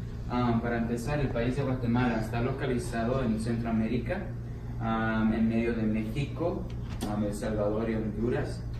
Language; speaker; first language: Spanish; early bilingual, heritage; Spanish